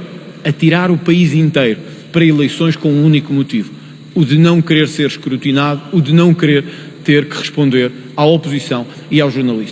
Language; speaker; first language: Portuguese; native; Portuguese